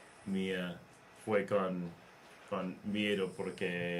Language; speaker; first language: Spanish; non-native, learner; English